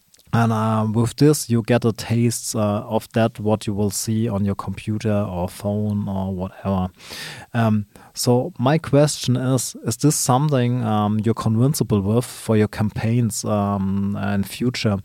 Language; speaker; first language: English; non-native, fluent; German